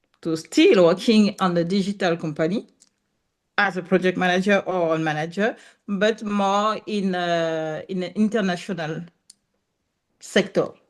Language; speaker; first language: English; non-native, learner; French